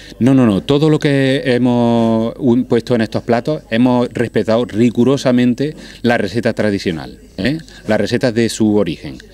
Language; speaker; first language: Spanish; native; Spanish